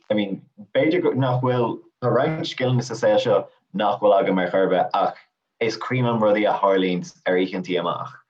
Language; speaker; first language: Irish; native; Irish